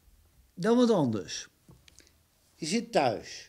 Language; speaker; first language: Dutch; native; Dutch